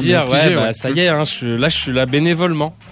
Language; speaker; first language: French; native; French